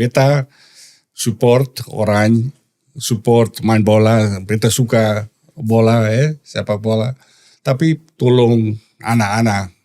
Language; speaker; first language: Indonesian; non-native, learner; Dutch